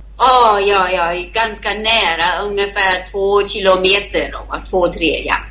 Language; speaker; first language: Swedish; non-native, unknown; Thai